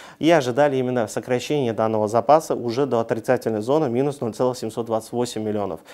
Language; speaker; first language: Russian; non-native, local second language; Uzbek